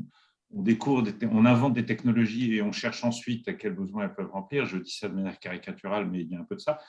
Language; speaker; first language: French; native; French